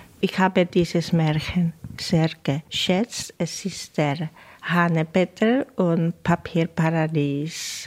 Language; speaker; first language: German; non-native, fluent; Czech